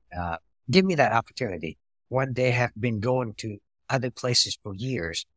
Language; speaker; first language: English; non-native, fluent; Vietnamese